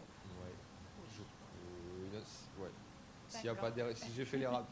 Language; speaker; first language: French; native; French